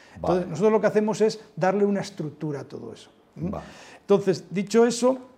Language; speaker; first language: Spanish; native; Spanish